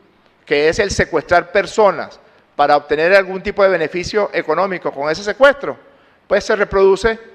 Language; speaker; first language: Spanish; native; Spanish